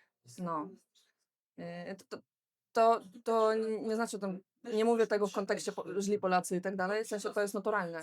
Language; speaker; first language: Polish; non-native, fluent; Belarusian